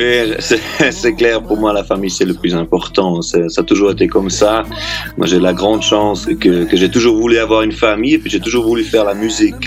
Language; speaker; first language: French; non-native, local second language; German